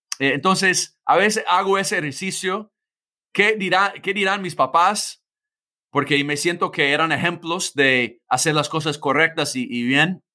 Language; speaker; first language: Spanish; non-native, fluent; English